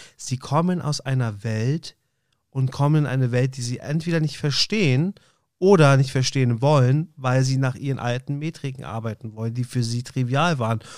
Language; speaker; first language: German; native; German